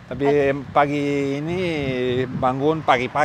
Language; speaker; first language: Indonesian; non-native, learner; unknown